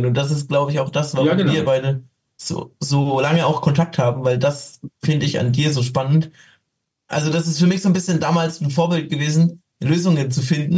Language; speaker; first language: German; native; German